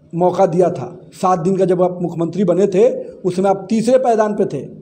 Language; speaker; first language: Hindi; native; Hindi